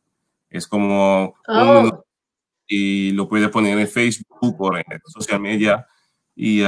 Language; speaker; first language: Spanish; non-native, fluent; Papiamento